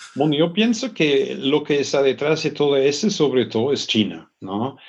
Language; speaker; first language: Spanish; non-native, fluent; German